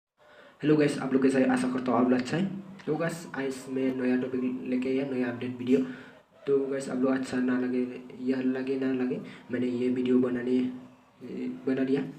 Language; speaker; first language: Hindi; non-native, local second language; Bodo